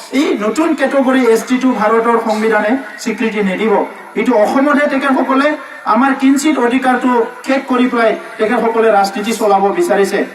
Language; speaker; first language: Assamese; non-native, local second language; Bodo